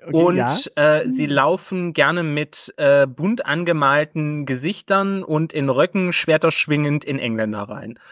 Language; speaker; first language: German; native; German